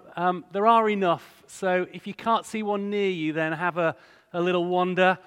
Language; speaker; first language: English; native; English